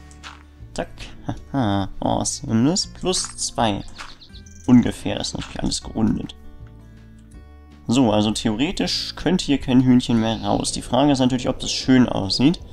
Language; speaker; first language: German; native; German